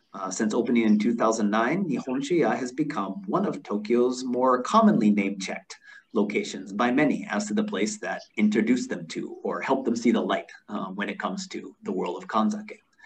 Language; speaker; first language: English; native; English